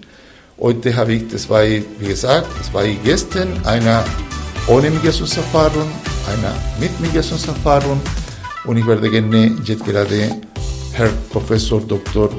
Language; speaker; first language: German; non-native, fluent; Spanish